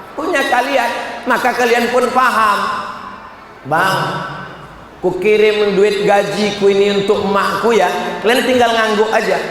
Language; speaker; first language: Indonesian; native; Indonesian